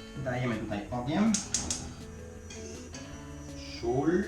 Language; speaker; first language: Polish; non-native, learner; Spanish